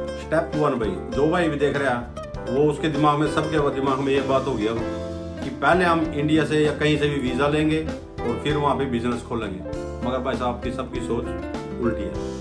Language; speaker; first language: Hindi; native; Hindi